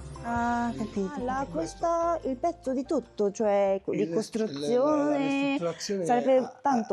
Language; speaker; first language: Italian; non-native, learner; Korean